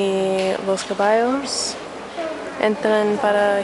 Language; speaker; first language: Spanish; non-native, learner; English